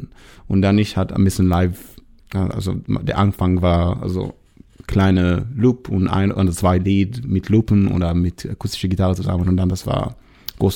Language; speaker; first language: German; non-native, learner; Hebrew